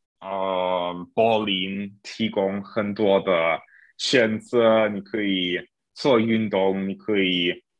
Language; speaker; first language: Chinese; non-native, learner; German